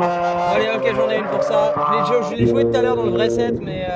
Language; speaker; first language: French; native; French